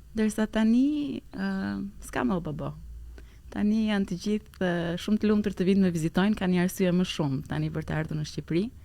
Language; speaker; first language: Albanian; early bilingual, heritage; Albanian